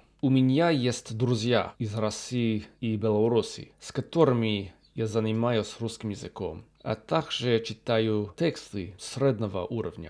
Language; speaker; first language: Russian; non-native, learner; English